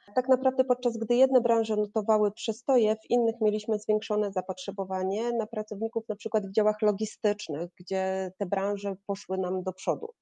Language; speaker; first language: Polish; native; Polish